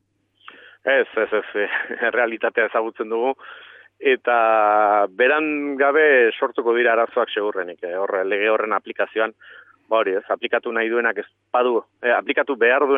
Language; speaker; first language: Basque; native; Basque